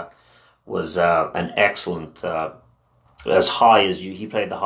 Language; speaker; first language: English; non-native, local second language; Irish